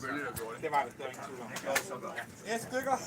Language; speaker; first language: Danish; native; Danish